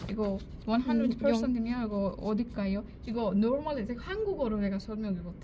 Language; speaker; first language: Korean; non-native, learner; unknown